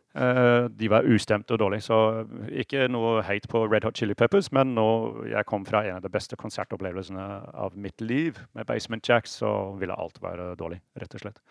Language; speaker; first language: Norwegian; non-native, fluent; English